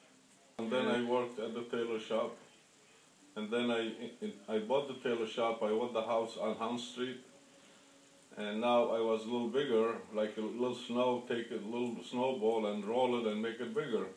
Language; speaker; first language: English; non-native, fluent; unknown